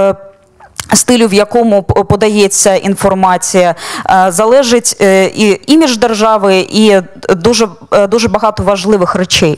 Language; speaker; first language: Ukrainian; native; Ukrainian